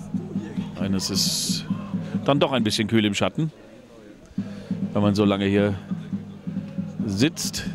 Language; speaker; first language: German; native; German